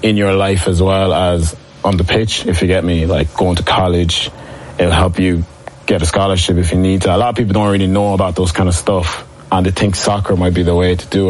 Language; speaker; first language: English; native; English